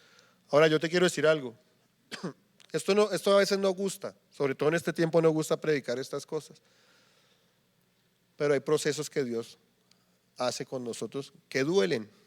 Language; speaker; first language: Spanish; native; Spanish